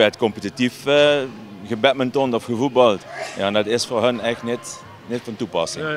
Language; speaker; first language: Dutch; native; Dutch